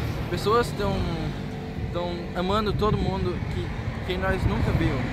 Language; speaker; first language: Portuguese; early bilingual, heritage; Portuguese